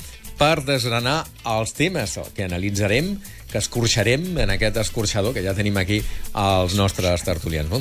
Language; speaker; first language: Catalan; native; Catalan